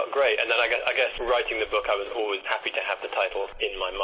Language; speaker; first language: English; native; English